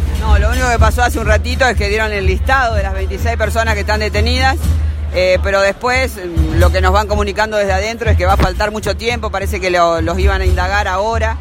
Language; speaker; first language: Spanish; native; Spanish